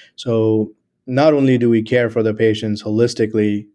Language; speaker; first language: English; non-native, local second language; Gujarati